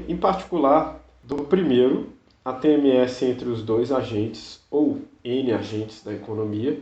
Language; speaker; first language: Portuguese; native; Portuguese